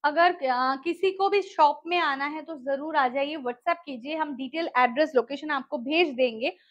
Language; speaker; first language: Hindi; non-native, local second language; Bangla